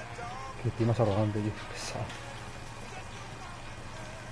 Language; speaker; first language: Spanish; native; Spanish